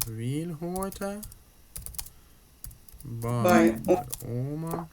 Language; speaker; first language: German; non-native, fluent; Ukrainian